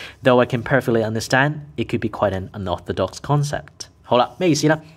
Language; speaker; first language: English; non-native, local second language; Cantonese